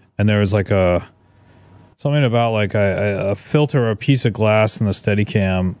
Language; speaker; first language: English; native; English